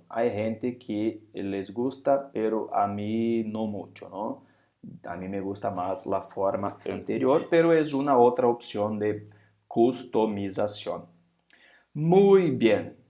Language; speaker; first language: Spanish; non-native, fluent; Portuguese